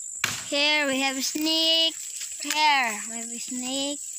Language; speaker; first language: English; non-native, learner; Filipino